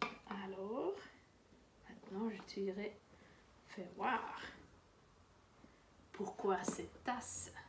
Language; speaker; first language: French; non-native, learner; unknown